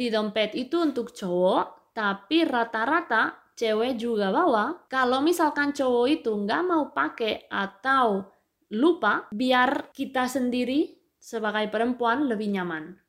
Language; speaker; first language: Indonesian; non-native, fluent; Spanish